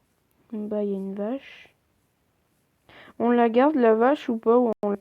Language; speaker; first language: French; native; French